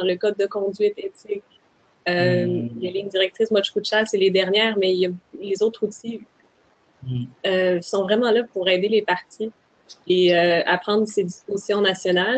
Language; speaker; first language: French; native; French